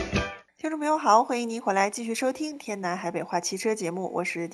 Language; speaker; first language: Chinese; native; Chinese